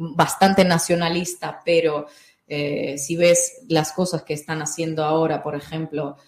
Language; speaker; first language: Spanish; non-native, fluent; Russian